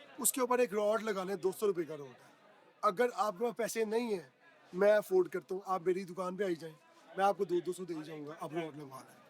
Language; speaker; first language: Urdu; non-native, local second language; Punjabi